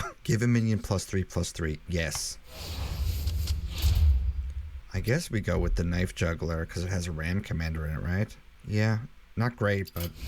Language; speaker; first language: English; native; English